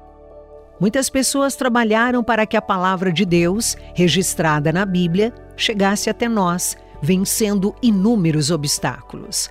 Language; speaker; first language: Portuguese; native; Portuguese